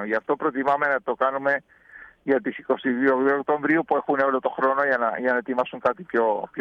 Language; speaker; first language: Greek; early bilingual, heritage; Spanish